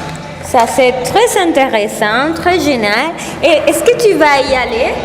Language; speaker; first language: French; non-native, learner; Spanish